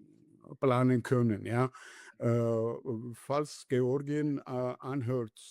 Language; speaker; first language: German; non-native, learner; Georgian